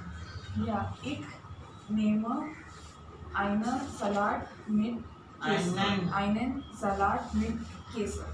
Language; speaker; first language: German; non-native, learner; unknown